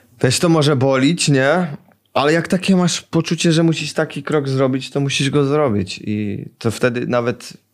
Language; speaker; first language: Polish; early bilingual, heritage; Polish